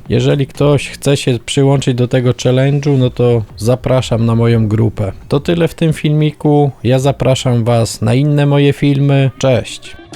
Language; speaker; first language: Polish; native; Polish